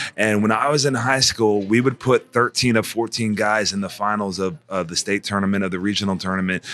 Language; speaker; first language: English; native; English